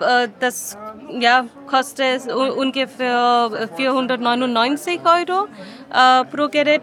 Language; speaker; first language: German; non-native, learner; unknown